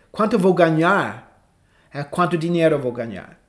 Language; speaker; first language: Portuguese; non-native, fluent; English